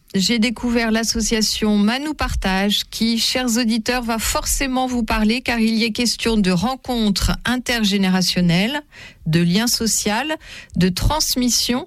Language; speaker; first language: French; native; French